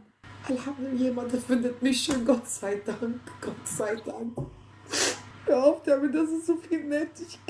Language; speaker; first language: German; native; German